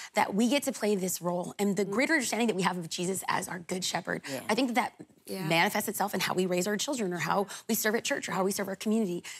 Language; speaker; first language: English; native; English